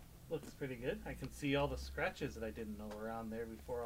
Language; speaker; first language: English; native; English